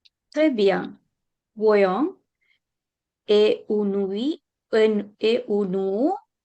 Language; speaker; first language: French; non-native, learner; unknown